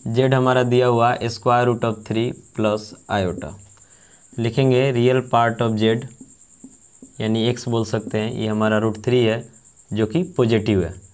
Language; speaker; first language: Hindi; native; Hindi